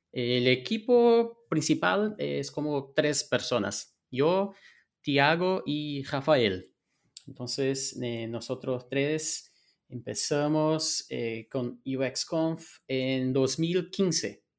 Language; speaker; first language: Spanish; non-native, fluent; Portuguese